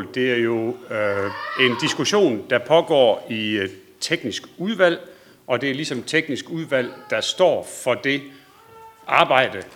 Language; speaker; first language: Danish; native; Danish